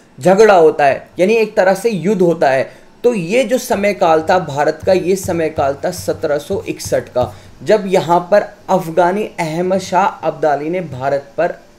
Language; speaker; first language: Hindi; native; Hindi